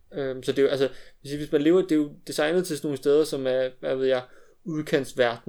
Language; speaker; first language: Danish; native; Danish